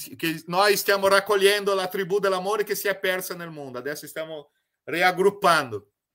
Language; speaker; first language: Italian; non-native, fluent; Portuguese